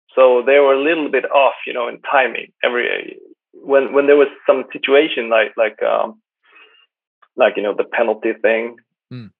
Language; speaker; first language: English; non-native, fluent; Swedish